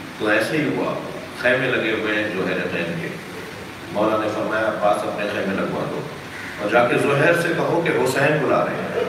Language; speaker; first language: Urdu; non-native, local second language; Sindhi